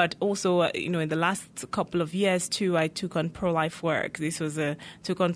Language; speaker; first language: English; non-native, local second language; Igbo